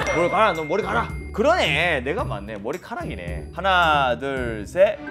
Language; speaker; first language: Korean; non-native, fluent; Japanese